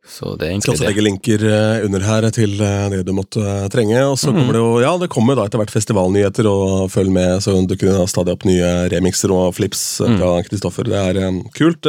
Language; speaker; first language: Norwegian; native; Norwegian